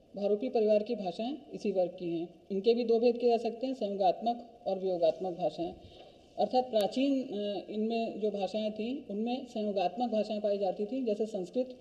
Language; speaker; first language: Hindi; native; Hindi